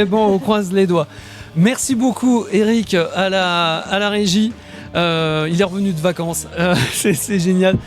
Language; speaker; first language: French; native; French